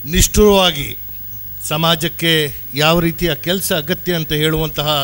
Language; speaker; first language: Kannada; non-native, local second language; Urdu